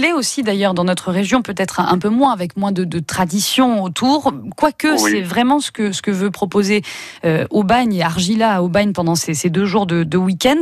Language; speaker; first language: French; native; French